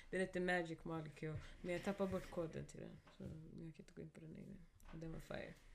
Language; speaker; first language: Swedish; early bilingual, other home language; Somali